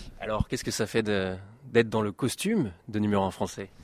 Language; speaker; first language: French; native; French